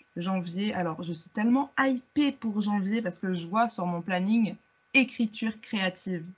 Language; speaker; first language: French; native; French